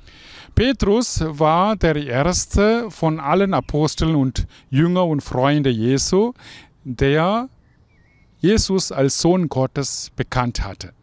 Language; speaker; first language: German; non-native, fluent; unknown